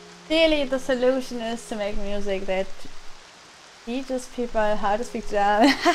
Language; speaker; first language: English; non-native, fluent; German